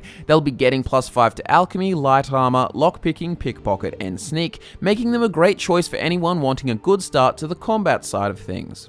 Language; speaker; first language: English; native; English